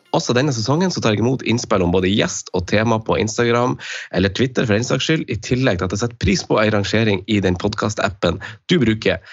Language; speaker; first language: Norwegian; native; Norwegian